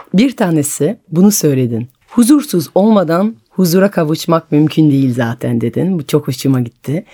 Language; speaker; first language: Turkish; non-native, fluent; French